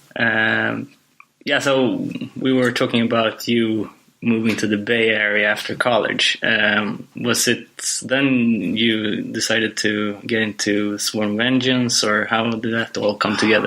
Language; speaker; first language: English; non-native, fluent; Swedish